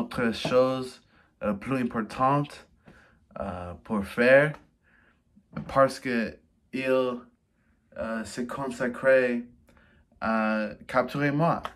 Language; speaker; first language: French; non-native, learner; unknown